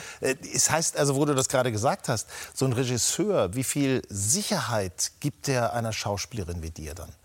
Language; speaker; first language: German; native; German